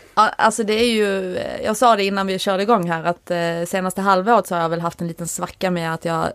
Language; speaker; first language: Swedish; native; Swedish